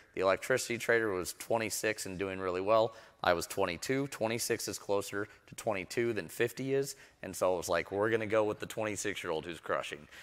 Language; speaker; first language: English; native; English